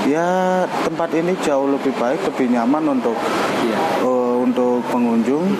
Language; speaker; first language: Indonesian; non-native, local second language; Javanese